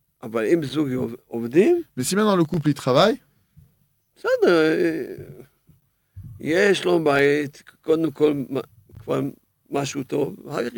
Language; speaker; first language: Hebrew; non-native, fluent; French